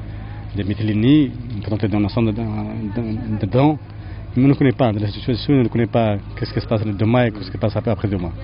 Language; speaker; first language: French; non-native, learner; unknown